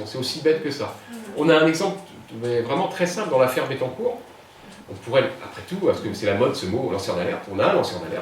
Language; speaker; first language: French; native; French